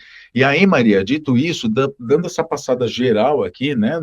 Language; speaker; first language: Portuguese; native; Portuguese